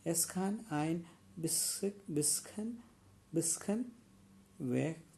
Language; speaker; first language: German; non-native, learner; Malayalam